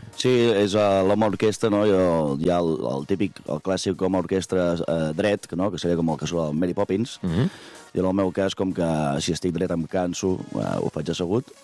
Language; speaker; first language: Catalan; native; Catalan